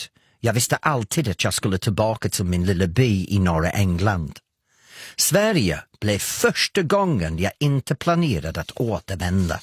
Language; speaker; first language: Swedish; non-native, fluent; English